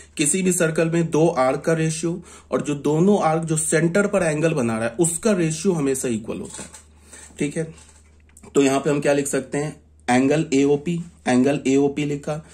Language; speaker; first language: Hindi; native; Hindi